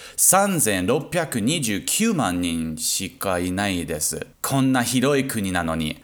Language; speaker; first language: Japanese; non-native, learner; English